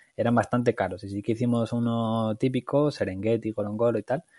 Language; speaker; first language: Spanish; native; Spanish